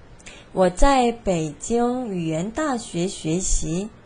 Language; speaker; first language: Chinese; non-native, fluent; Korean